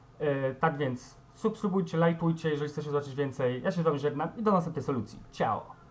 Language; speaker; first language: Polish; native; Polish